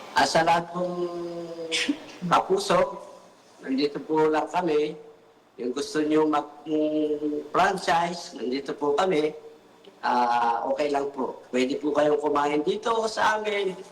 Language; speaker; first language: Filipino; native; Filipino